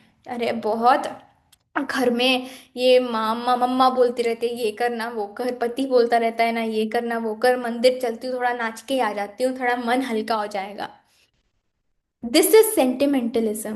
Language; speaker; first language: Hindi; native; Hindi